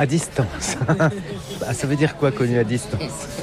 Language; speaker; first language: French; native; French